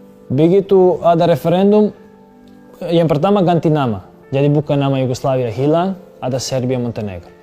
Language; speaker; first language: Indonesian; non-native, fluent; Serbian